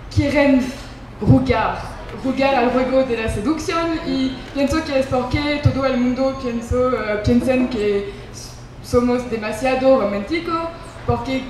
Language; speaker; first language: Spanish; non-native, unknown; French